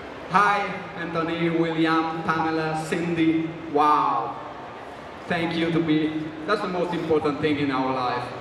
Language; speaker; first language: English; non-native, fluent; French